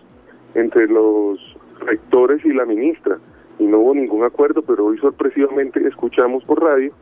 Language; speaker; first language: Spanish; native; Spanish